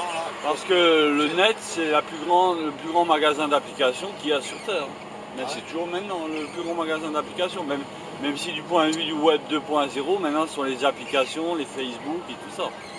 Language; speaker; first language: French; native; French